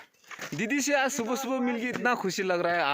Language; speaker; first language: Hindi; non-native, learner; Nepali